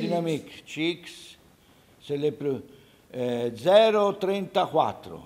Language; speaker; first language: French; non-native, learner; Italian